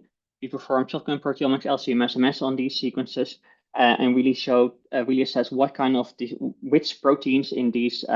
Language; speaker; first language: English; non-native, fluent; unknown